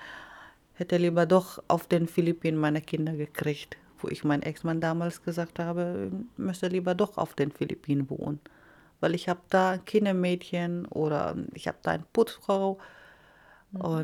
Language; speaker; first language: German; non-native, fluent; Iloko